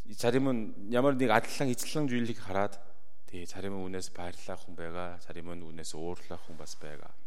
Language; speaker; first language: Mongolian; non-native, fluent; Korean